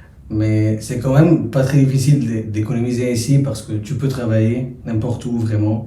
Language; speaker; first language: French; non-native, local second language; Arabic